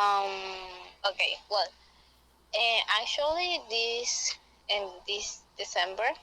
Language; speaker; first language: English; non-native, learner; Spanish